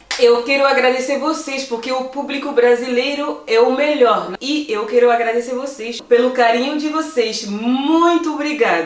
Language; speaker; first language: Portuguese; non-native, fluent; French